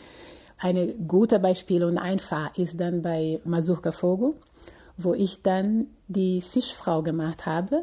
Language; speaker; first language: German; non-native, fluent; Portuguese